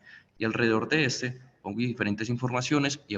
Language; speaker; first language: Spanish; native; Spanish